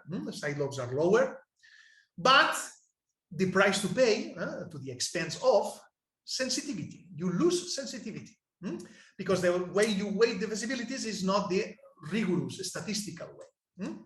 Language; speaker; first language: English; non-native, fluent; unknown